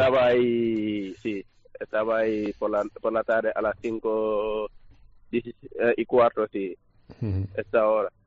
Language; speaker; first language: Spanish; non-native, learner; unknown